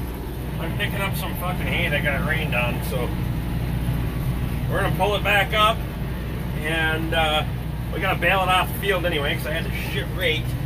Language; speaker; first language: English; native; English